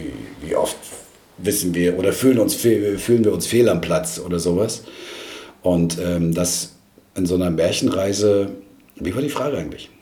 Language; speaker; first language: German; native; German